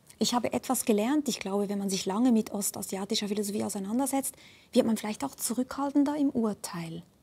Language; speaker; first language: German; native; German